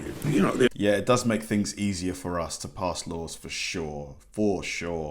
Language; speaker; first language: English; native; English